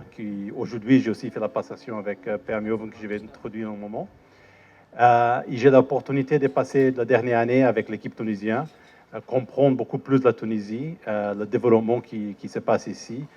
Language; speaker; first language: French; non-native, fluent; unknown